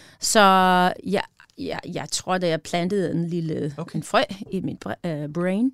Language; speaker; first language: Danish; non-native, learner; English